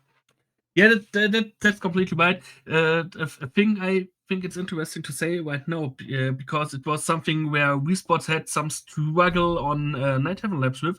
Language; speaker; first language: English; non-native, fluent; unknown